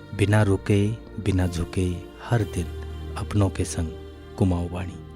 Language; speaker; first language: Hindi; native; Hindi